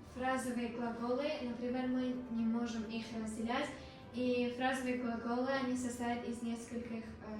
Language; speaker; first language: Russian; non-native, local second language; Tajik